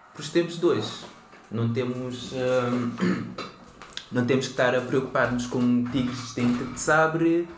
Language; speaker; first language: Portuguese; non-native, local second language; Kabuverdianu